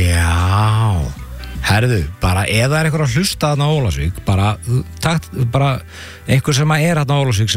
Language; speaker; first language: Icelandic; native; Icelandic